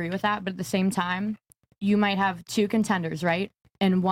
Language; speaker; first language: English; native; English